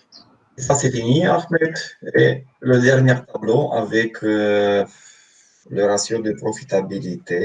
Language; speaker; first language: French; non-native, fluent; Romanian